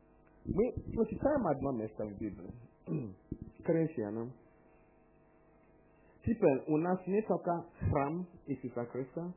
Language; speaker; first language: Russian; non-native, learner; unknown